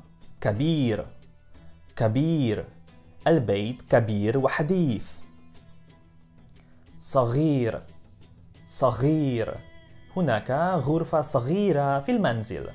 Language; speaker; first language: Arabic; non-native, fluent; Polish